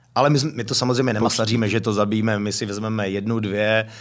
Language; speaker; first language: Czech; native; Czech